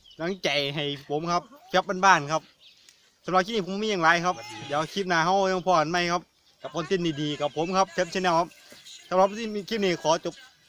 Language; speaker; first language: Thai; native; Thai